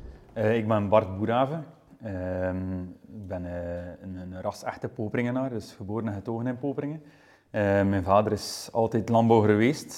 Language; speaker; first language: Dutch; native; Dutch